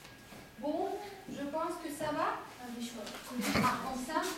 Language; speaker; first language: French; non-native, fluent; Russian